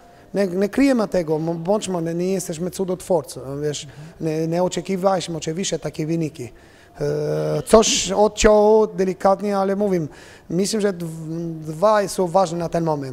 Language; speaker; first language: Polish; non-native, fluent; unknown